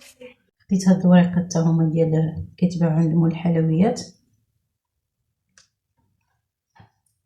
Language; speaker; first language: Arabic; native; Arabic